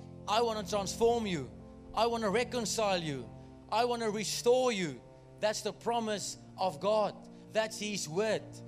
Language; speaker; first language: English; non-native, local second language; Afrikaans